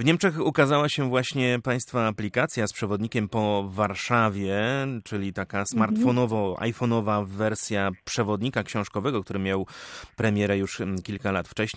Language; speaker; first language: Polish; native; Polish